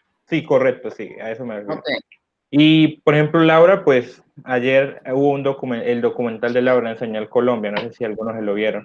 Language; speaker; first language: Spanish; native; Spanish